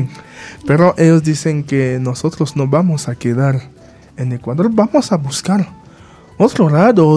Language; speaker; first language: Spanish; non-native, fluent; Haitian Creole